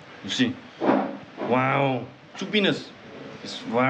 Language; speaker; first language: English; non-native, learner; Vietnamese